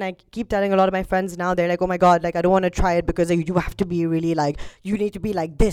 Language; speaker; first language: English; non-native, local second language; Urdu